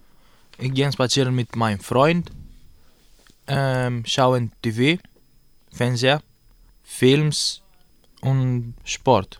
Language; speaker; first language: German; non-native, learner; Greek